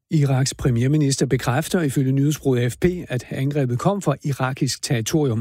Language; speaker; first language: Danish; native; Danish